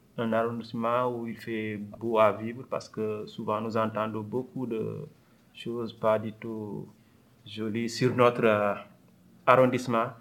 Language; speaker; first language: French; non-native, local second language; Wolof